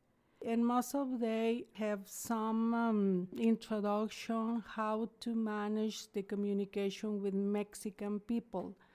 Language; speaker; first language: English; non-native, learner; Spanish